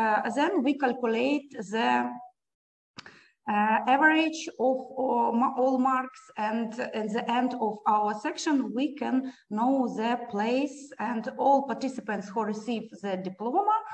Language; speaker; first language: English; non-native, learner; Ukrainian